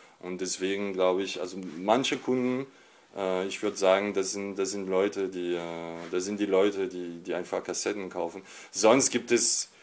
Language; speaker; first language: German; non-native, fluent; French